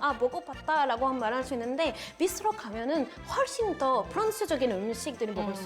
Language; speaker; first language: Korean; non-native, fluent; French